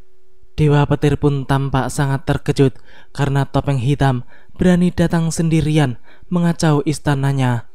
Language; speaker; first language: Indonesian; native; Indonesian